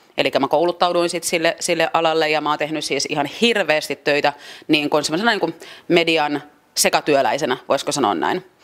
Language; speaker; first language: Finnish; early bilingual, other home language; French